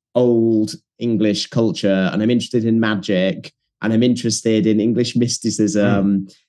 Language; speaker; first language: English; native; English